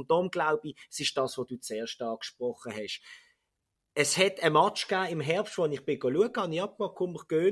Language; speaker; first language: German; native; German